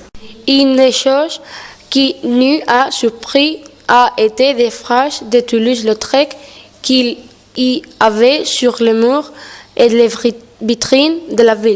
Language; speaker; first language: French; non-native, learner; Spanish